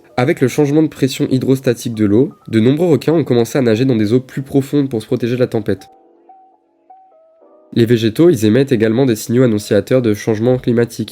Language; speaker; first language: French; native; French